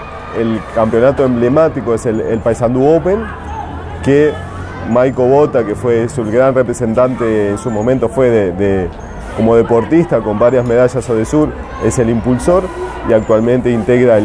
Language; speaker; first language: Spanish; native; Spanish